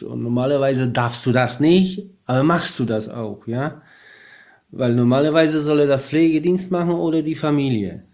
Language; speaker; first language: German; non-native, learner; Polish